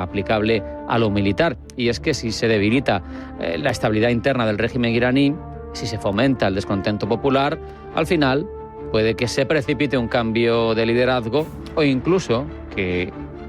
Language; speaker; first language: Spanish; native; Spanish